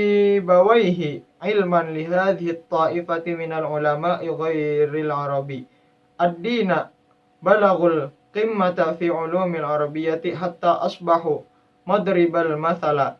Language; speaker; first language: Arabic; non-native, learner; Indonesian